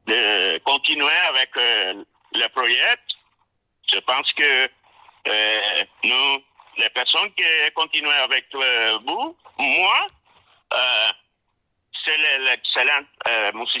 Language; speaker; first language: French; non-native, learner; Spanish